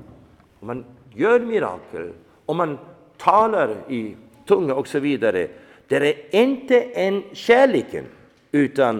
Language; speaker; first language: Swedish; non-native, fluent; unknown